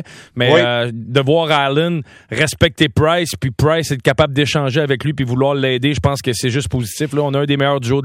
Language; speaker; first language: French; native; French